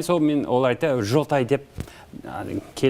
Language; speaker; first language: Kazakh; non-native, learner; English